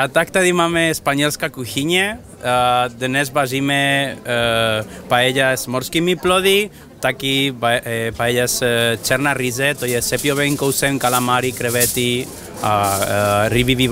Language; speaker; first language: Czech; non-native, learner; Spanish